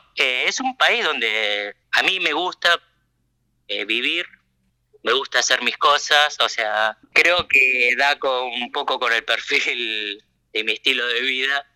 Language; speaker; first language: Spanish; early bilingual, other home language; Japanese